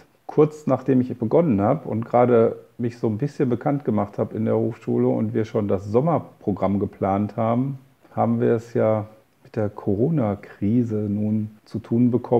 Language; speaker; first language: German; native; German